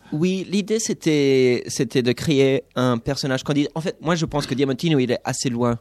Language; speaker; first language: French; non-native, fluent; English